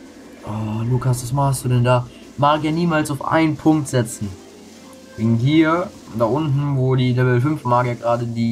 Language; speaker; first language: German; native; German